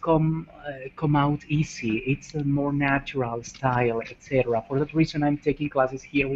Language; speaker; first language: English; non-native, fluent; Spanish